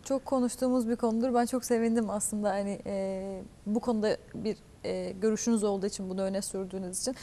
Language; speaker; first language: Turkish; native; Turkish